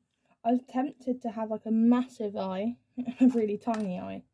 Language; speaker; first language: English; native; English